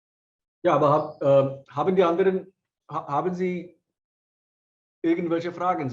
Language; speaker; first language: German; non-native, fluent; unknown